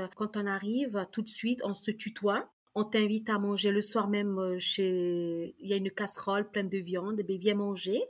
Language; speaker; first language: French; early bilingual, other home language; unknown